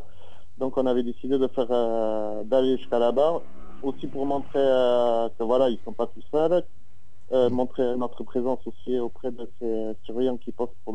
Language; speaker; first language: French; native; French